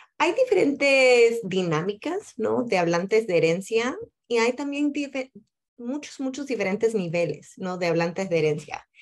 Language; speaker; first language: Spanish; early bilingual, heritage; Spanish